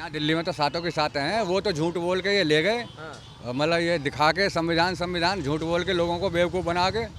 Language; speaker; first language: Hindi; native; Hindi